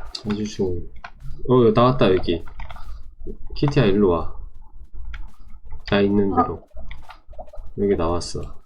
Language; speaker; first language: Korean; native; Korean